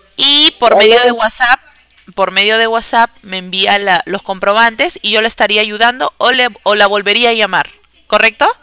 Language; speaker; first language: Spanish; native; Spanish